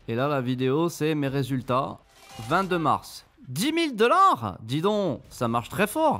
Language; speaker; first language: French; native; French